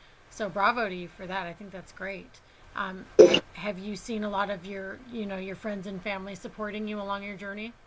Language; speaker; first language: English; native; English